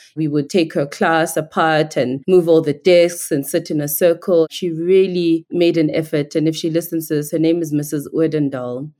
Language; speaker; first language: English; non-native, local second language; Igbo